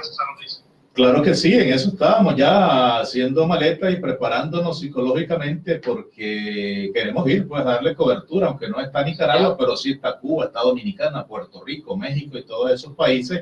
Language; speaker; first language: Spanish; native; Spanish